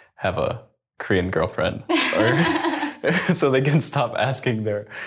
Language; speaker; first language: English; native; English